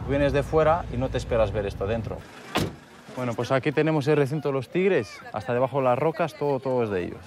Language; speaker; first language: Spanish; non-native, fluent; Romanian